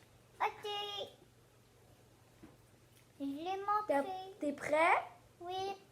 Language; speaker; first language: French; native; French